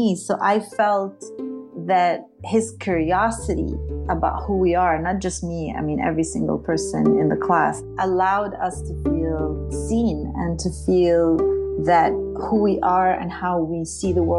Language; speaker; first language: English; non-native, fluent; Arabic